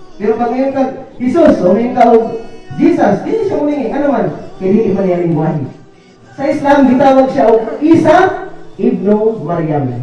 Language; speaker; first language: Cebuano; non-native, local second language; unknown